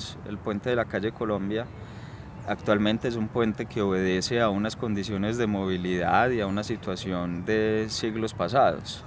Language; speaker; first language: Spanish; native; Spanish